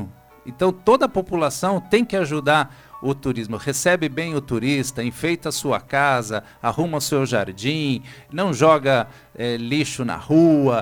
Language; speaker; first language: Portuguese; native; Portuguese